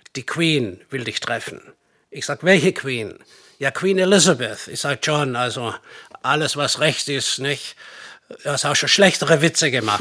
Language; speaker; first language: German; native; German